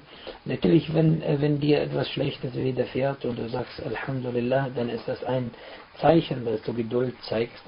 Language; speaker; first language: German; non-native, fluent; Arabic